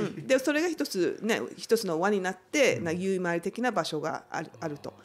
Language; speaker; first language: Japanese; native; Japanese